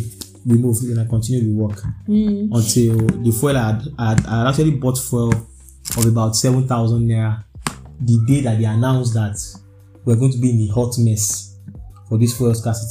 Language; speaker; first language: English; non-native, local second language; Yoruba